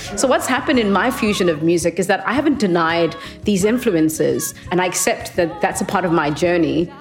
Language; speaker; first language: English; non-native, local second language; Xhosa